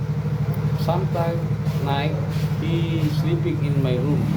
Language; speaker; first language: English; non-native, learner; Indonesian